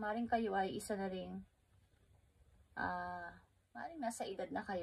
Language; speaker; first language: Filipino; native; Filipino